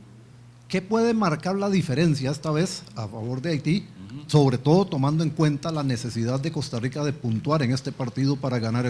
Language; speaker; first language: Spanish; native; Spanish